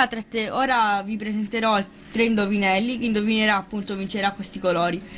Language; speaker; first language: Italian; native; Italian